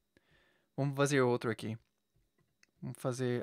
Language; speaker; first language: Portuguese; non-native, fluent; English